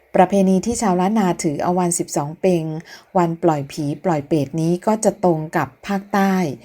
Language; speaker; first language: Thai; native; Thai